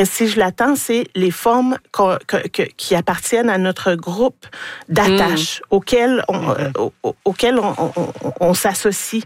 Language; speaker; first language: French; native; French